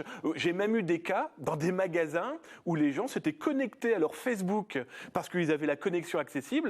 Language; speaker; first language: French; native; French